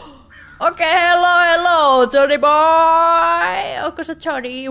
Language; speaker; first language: Finnish; native; Finnish